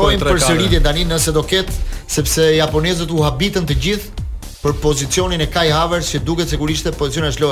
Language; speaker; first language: Albanian; native; Albanian